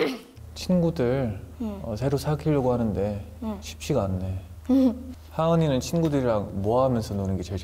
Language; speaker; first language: Korean; early bilingual, heritage; English